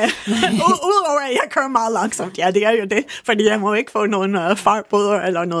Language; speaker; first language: Danish; non-native, fluent; English